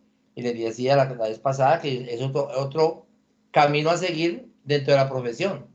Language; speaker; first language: Spanish; native; Spanish